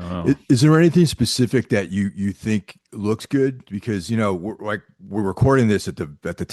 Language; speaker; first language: English; native; English